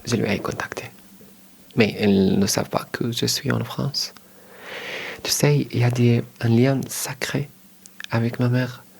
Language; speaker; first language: French; early bilingual, other home language; Arabic